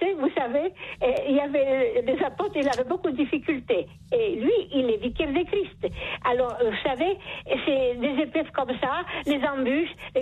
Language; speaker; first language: French; non-native, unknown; Polish